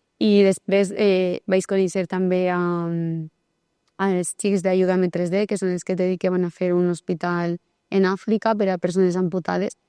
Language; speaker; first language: Catalan; native; Catalan